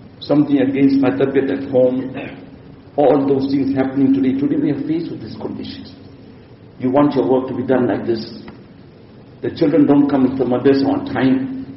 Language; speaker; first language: English; native; English